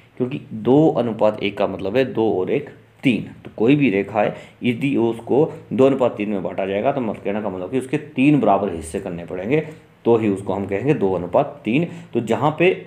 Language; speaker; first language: Hindi; native; Hindi